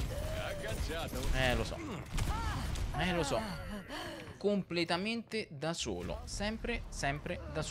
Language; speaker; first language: Italian; native; Italian